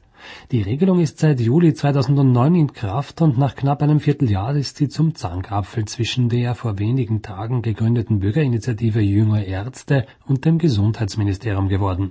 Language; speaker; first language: German; native; German